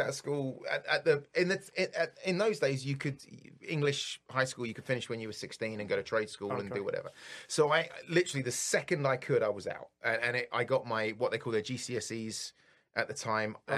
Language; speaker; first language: English; native; English